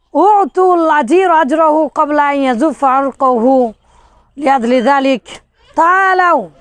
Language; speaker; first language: Arabic; non-native, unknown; Bangla